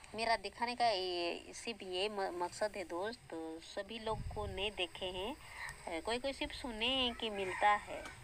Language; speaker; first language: Hindi; non-native, local second language; Santali